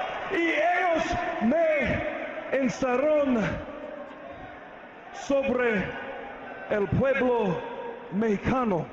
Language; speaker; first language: Spanish; non-native, learner; English